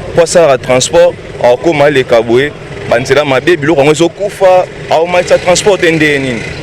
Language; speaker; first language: Lingala; native; Lingala